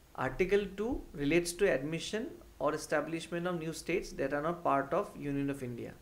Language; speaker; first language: English; non-native, local second language; Assamese